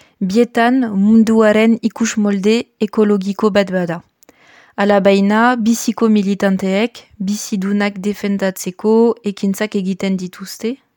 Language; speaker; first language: Basque; non-native, local second language; French